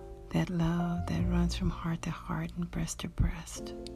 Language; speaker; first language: English; native; English